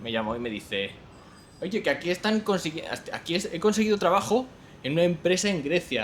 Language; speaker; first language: Spanish; native; Spanish